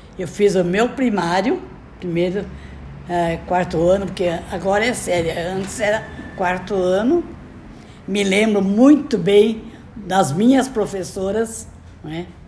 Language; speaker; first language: Portuguese; native; Portuguese